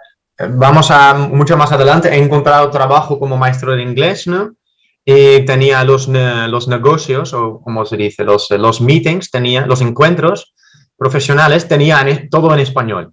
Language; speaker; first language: Spanish; non-native, fluent; Dutch